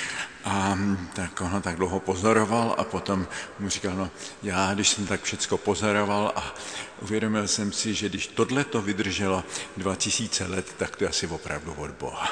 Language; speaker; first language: Czech; native; Czech